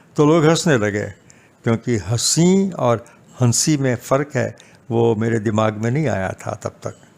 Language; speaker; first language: Hindi; non-native, local second language; Gujarati